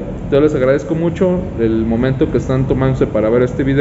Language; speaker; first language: Spanish; native; Spanish